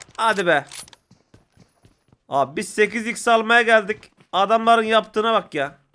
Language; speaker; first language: Turkish; native; Turkish